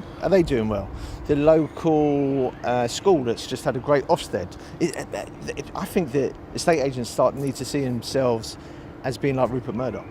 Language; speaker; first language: English; native; English